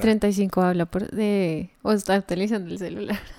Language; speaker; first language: Spanish; native; Spanish